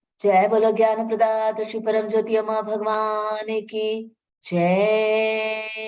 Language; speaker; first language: Hindi; non-native, local second language; Marathi